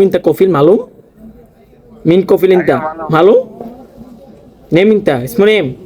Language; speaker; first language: Arabic; non-native, learner; Bangla